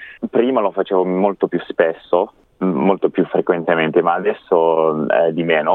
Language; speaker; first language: Italian; non-native, fluent; English